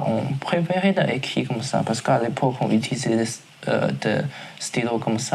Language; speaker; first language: French; non-native, learner; Chinese